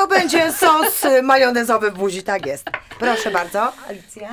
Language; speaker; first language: Polish; native; Polish